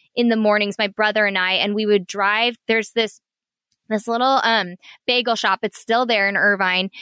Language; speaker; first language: English; native; English